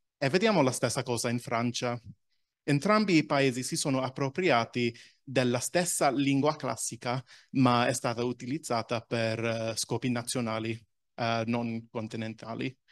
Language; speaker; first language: Italian; non-native, fluent; English